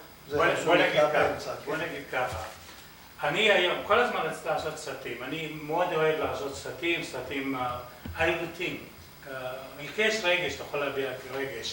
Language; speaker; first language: Hebrew; early bilingual, other home language; Arabic